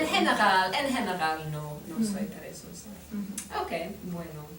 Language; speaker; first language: Spanish; non-native, learner; English